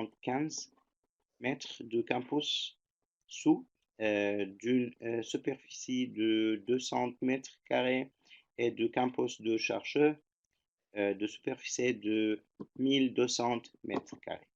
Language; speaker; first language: French; non-native, fluent; Turkish